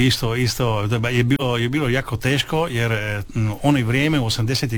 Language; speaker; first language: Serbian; early bilingual, heritage; Italian